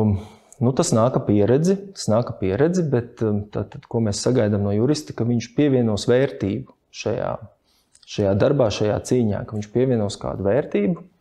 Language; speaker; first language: Latvian; native; Latvian